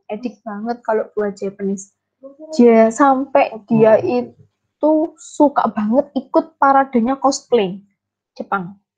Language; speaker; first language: Indonesian; native; Indonesian